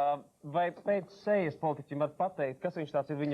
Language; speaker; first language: Latvian; native; Latvian